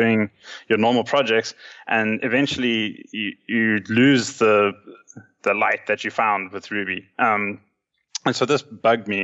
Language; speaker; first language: English; native; English